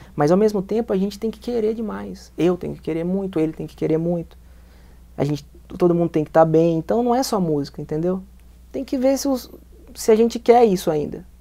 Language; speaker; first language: Portuguese; native; Portuguese